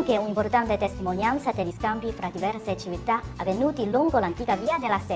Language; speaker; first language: Italian; non-native, fluent; Chinese